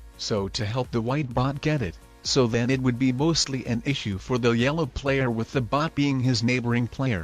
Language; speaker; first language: English; non-native, fluent; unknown